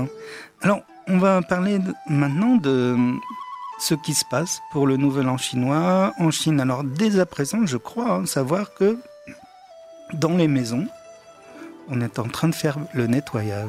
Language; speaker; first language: French; native; French